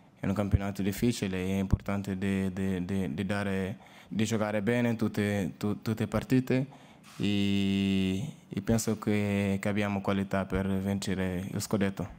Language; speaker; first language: Italian; non-native, learner; Portuguese